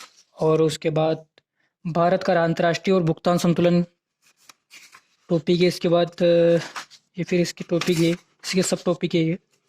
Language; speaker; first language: Hindi; native; Hindi